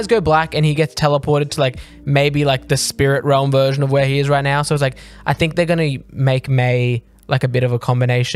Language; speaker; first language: English; native; English